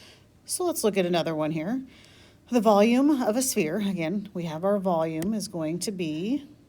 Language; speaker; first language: English; native; English